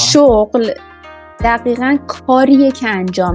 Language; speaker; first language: Persian; native; Persian